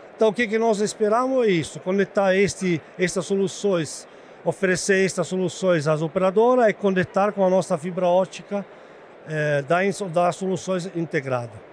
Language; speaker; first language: Portuguese; non-native, fluent; Italian